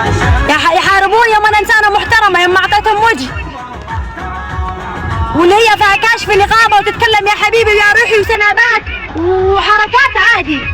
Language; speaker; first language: Arabic; native; Arabic